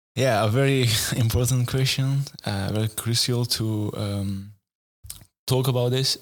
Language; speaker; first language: English; non-native, fluent; Arabic